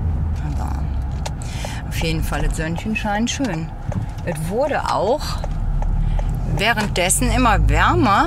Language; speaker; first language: German; native; German